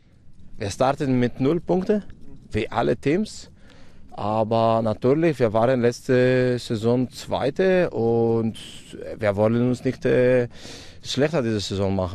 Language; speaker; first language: German; non-native, fluent; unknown